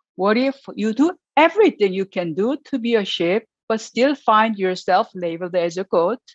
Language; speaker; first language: English; non-native, fluent; Korean